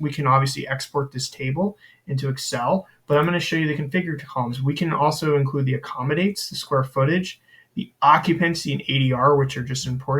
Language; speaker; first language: English; native; English